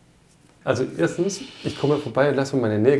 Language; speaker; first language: German; native; German